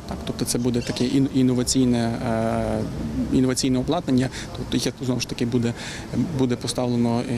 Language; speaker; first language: Ukrainian; native; Ukrainian